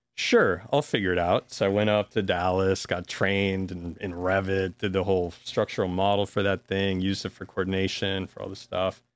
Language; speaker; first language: English; native; English